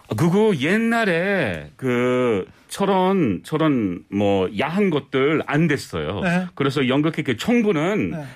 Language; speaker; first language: Korean; non-native, learner; English